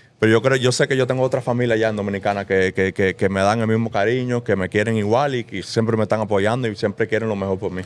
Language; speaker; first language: Spanish; early bilingual, heritage; Spanish